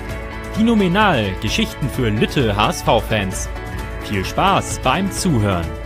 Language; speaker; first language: German; native; German